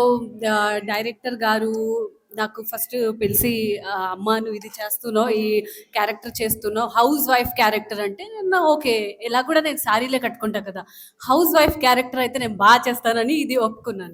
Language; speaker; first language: Telugu; non-native, local second language; Marathi